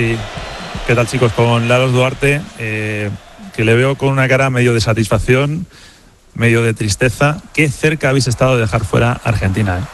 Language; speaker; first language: Spanish; native; Spanish